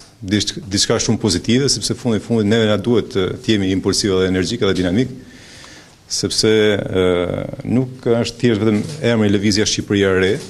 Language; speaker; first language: Albanian; native; Albanian